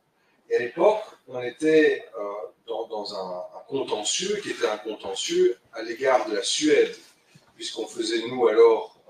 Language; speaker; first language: French; native; French